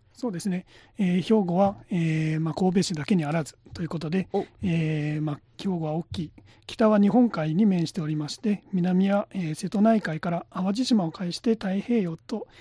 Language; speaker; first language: Japanese; native; Japanese